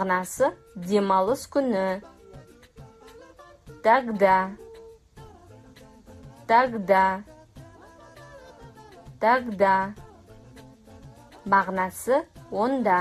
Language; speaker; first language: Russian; non-native, fluent; Kazakh